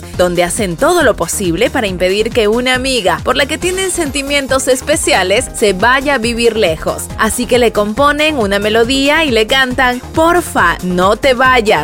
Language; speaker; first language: Spanish; native; Spanish